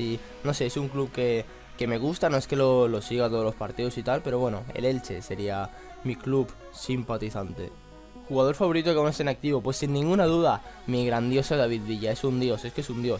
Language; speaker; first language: Spanish; native; Spanish